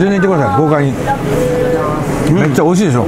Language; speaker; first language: Japanese; native; Japanese